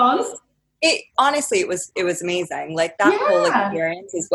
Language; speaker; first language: English; native; English